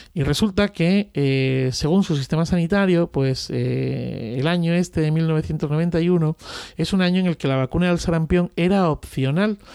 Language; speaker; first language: Spanish; native; Spanish